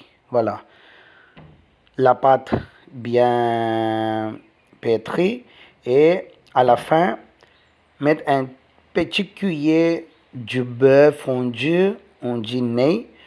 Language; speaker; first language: French; non-native, learner; Tamil